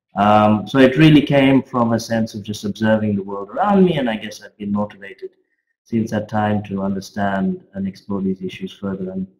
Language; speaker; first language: English; native; English